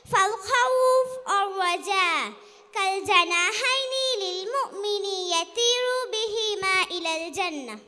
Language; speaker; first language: Arabic; non-native, learner; Bangla